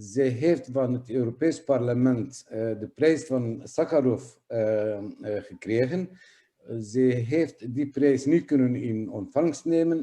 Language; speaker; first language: Dutch; non-native, fluent; Kurdish